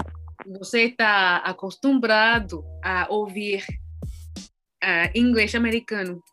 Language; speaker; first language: Portuguese; non-native, learner; English